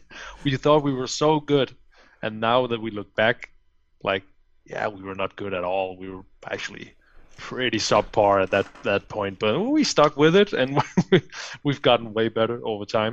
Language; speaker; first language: English; non-native, fluent; Danish